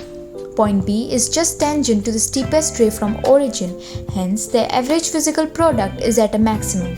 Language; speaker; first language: English; non-native, local second language; Gujarati